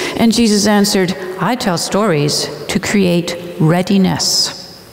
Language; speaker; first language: English; native; English